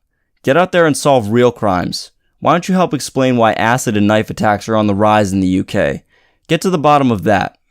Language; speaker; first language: English; native; English